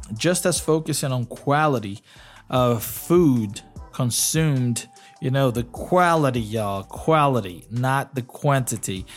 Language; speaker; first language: English; non-native, fluent; Portuguese